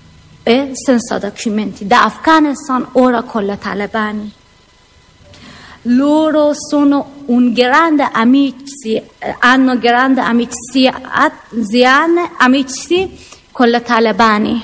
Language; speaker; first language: Italian; non-native, learner; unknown